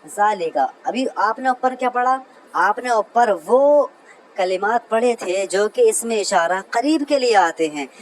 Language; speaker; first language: Urdu; native; Urdu